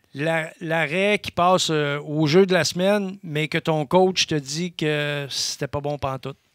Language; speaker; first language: French; native; French